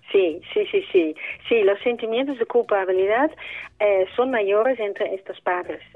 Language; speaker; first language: Spanish; non-native, fluent; Dutch